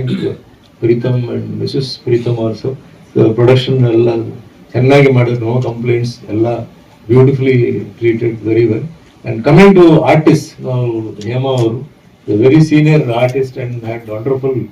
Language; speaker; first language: Kannada; non-native, fluent; Tulu